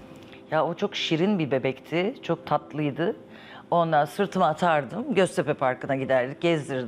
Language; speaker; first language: Turkish; native; Turkish